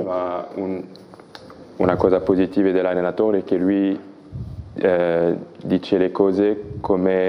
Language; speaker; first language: Italian; non-native, learner; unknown